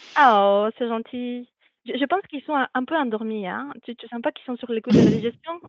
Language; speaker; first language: French; non-native, fluent; Spanish